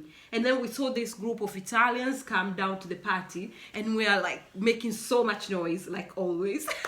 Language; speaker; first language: English; non-native, local second language; Swahili